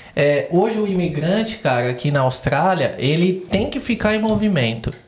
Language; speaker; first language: Portuguese; native; Portuguese